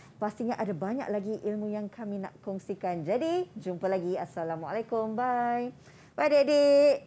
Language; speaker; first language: Malay; native; Malay